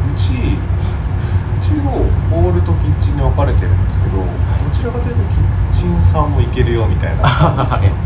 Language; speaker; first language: Japanese; native; Japanese